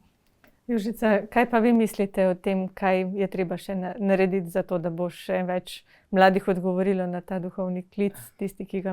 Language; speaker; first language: Slovenian; native; Slovenian